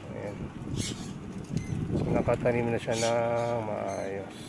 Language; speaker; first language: Filipino; native; Filipino